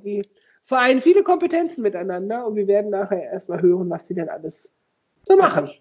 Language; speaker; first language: German; native; German